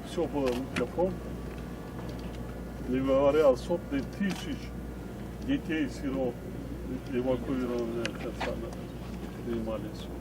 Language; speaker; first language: Russian; non-native, local second language; Tajik